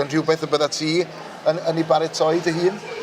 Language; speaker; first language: Welsh; native; Welsh